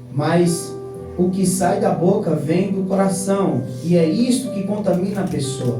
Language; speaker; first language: Portuguese; native; Portuguese